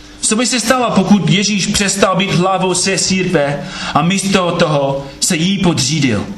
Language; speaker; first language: Czech; non-native, fluent; English